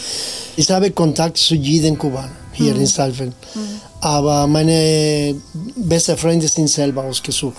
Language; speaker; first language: German; non-native, fluent; Spanish